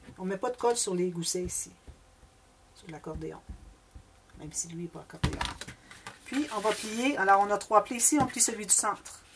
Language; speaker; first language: French; native; French